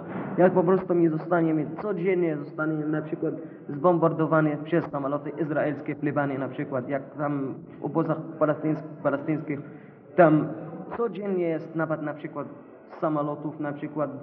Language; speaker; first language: Polish; non-native, learner; Arabic